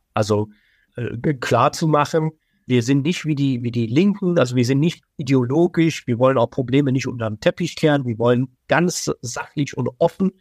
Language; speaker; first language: German; early bilingual, other home language; Persian